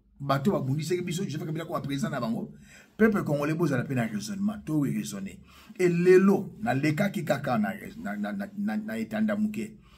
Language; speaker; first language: Lingala; non-native, local second language; Luba-Lulua